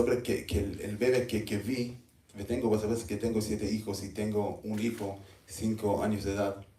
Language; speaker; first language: Spanish; non-native, learner; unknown